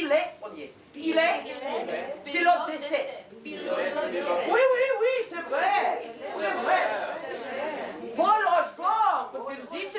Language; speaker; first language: French; non-native, learner; Russian